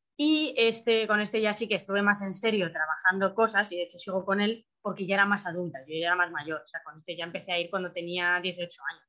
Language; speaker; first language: Spanish; native; Spanish